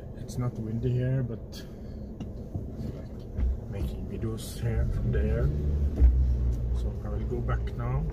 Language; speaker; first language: English; non-native, fluent; Norwegian